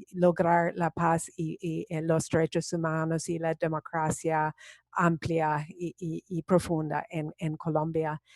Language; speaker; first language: Spanish; non-native, fluent; English